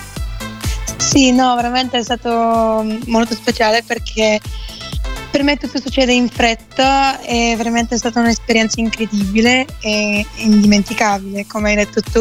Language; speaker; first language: Italian; non-native, fluent; Bulgarian